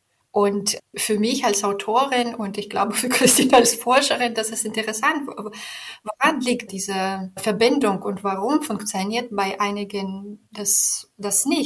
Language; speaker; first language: German; non-native, fluent; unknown